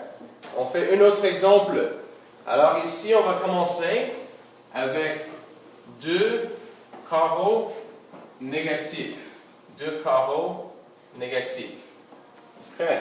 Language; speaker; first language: French; non-native, local second language; English